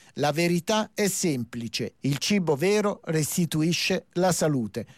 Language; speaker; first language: Italian; native; Italian